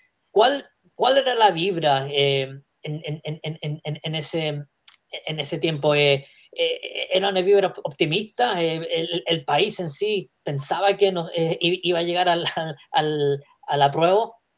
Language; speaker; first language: Spanish; early bilingual, heritage; Spanish